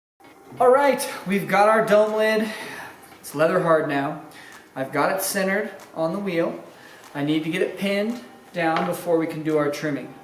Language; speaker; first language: English; native; English